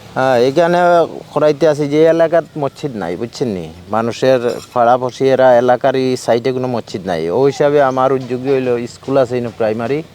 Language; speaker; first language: Bangla; native; Bangla